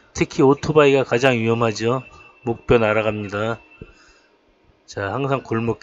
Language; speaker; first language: Korean; native; Korean